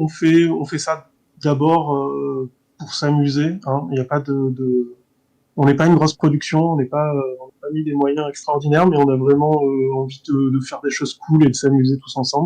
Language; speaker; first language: French; native; French